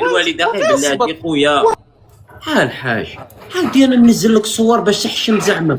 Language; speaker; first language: Arabic; native; Arabic